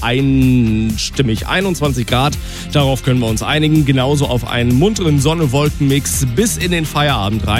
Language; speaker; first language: German; native; German